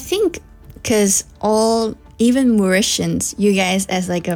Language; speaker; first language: English; non-native, local second language; Cantonese